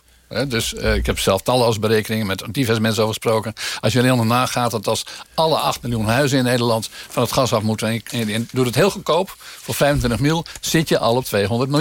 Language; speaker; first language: Dutch; native; Dutch